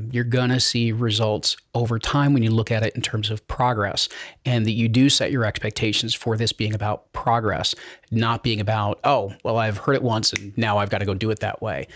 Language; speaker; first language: English; native; English